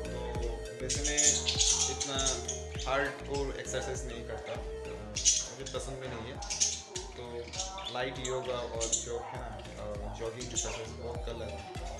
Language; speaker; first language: Hindi; non-native, local second language; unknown